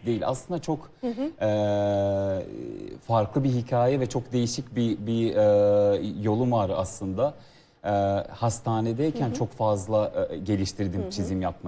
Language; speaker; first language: Turkish; non-native, fluent; Serbian